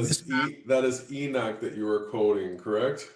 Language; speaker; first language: English; native; English